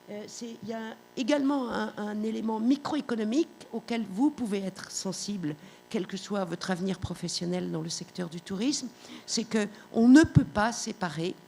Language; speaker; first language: French; native; French